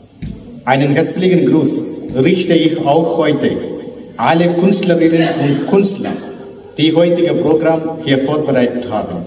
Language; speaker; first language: German; non-native, fluent; Malayalam